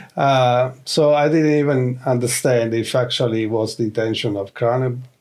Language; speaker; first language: English; non-native, fluent; Italian